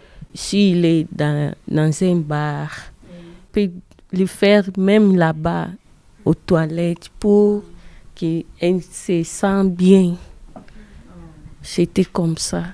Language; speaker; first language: French; non-native, learner; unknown